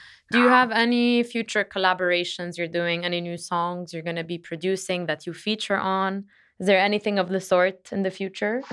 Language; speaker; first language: English; non-native, local second language; Arabic